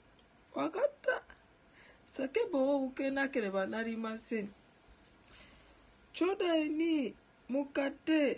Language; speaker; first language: Japanese; non-native, learner; Ganda